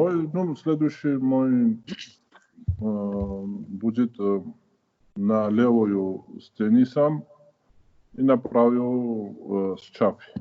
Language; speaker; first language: Russian; non-native, fluent; Georgian